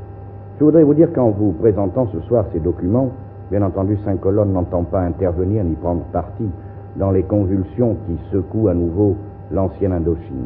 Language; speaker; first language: French; native; French